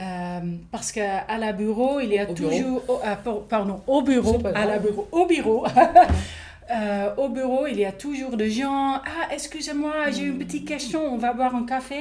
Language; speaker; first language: French; non-native, learner; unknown